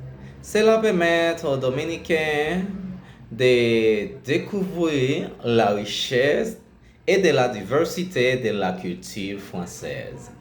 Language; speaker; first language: French; non-native, learner; Spanish